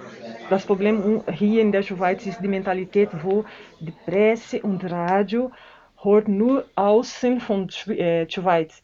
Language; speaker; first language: German; non-native, learner; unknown